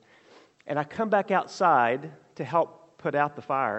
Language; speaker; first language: English; native; English